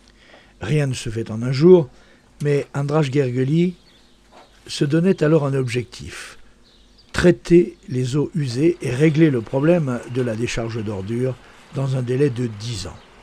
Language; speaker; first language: French; native; French